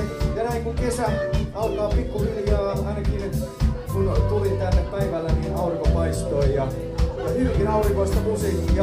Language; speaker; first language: Finnish; native; Finnish